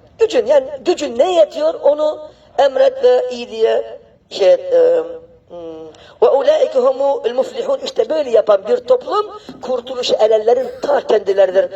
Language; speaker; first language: Turkish; non-native, fluent; Arabic